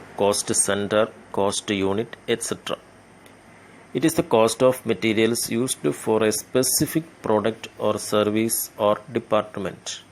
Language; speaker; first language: English; non-native, local second language; Malayalam